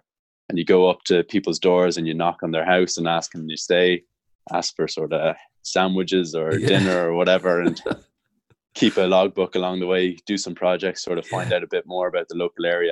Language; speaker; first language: English; native; English